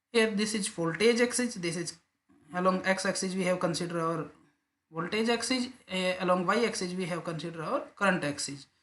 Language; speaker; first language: English; non-native, local second language; Hindi